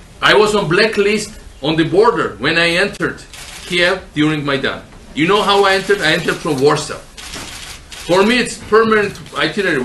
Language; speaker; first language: English; non-native, fluent; Georgian